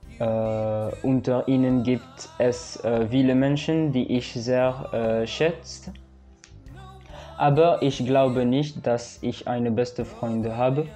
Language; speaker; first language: German; non-native, learner; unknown